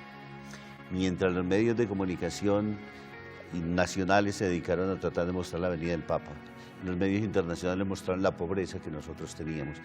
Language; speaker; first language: Spanish; native; Spanish